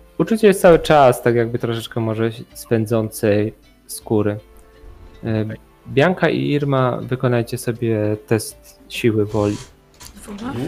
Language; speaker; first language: Polish; native; Polish